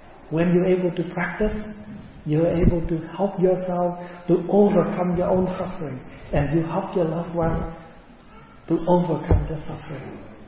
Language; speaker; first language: English; non-native, fluent; Vietnamese